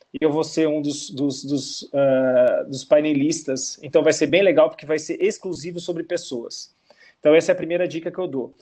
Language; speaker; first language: Portuguese; native; Portuguese